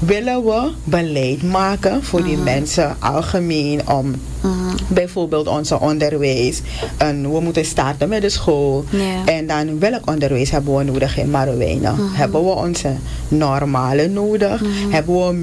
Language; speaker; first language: Dutch; non-native, local second language; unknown